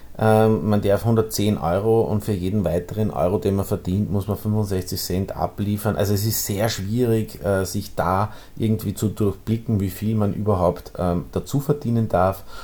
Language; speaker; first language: German; native; German